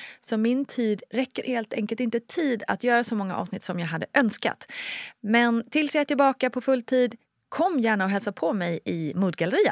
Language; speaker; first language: Swedish; native; Swedish